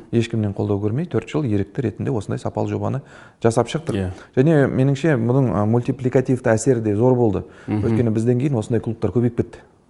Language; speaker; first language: Kazakh; native; Kazakh